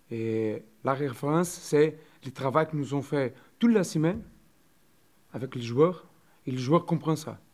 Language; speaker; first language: French; non-native, learner; Portuguese